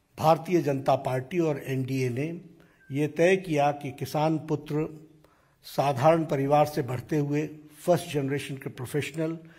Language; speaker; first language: Hindi; native; Hindi